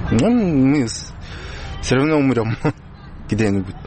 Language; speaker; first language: Russian; non-native, learner; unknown